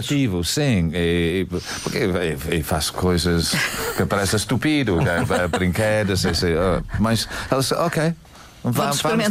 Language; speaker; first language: Portuguese; non-native, learner; English